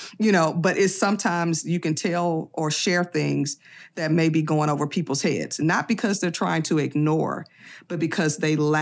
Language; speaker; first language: English; native; English